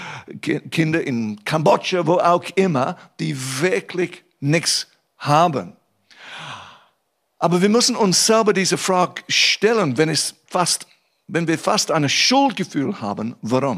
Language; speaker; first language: German; non-native, fluent; English